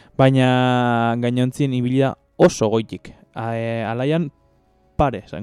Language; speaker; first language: Basque; native; Basque